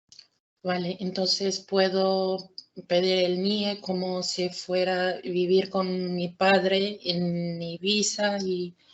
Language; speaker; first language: Spanish; non-native, fluent; Portuguese